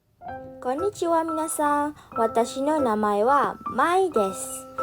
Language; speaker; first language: Japanese; non-native, learner; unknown